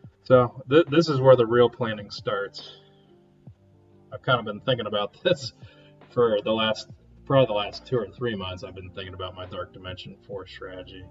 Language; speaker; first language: English; native; English